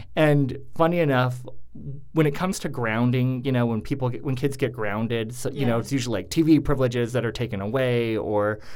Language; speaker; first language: English; native; English